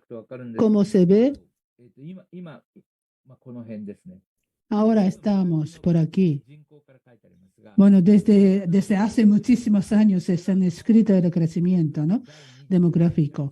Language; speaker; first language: Spanish; non-native, learner; Japanese